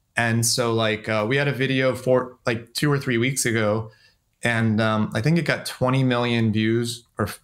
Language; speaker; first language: English; native; English